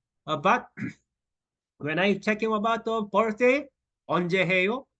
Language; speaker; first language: English; non-native, learner; Korean